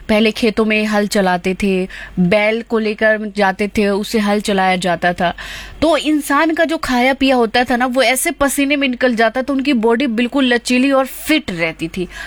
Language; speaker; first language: Hindi; native; Hindi